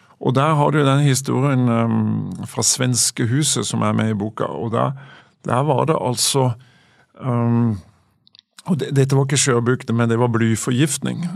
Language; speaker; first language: Norwegian; native; Norwegian